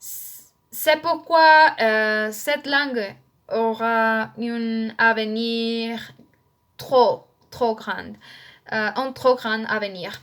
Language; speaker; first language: French; non-native, learner; Spanish